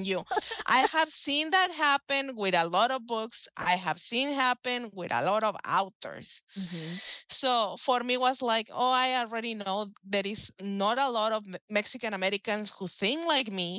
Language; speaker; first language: English; non-native, fluent; Spanish